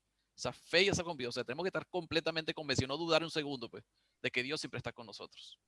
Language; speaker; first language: Spanish; native; Spanish